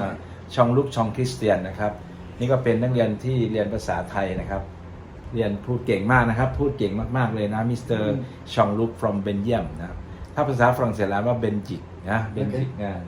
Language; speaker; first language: Thai; native; Thai